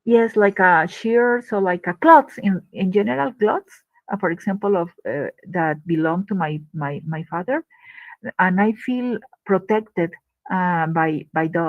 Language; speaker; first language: English; non-native, learner; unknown